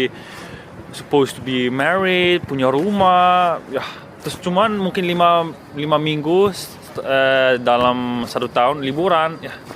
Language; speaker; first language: Indonesian; early bilingual, heritage; Indonesian